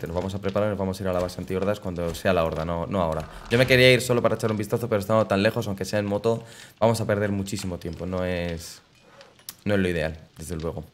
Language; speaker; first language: Spanish; native; Spanish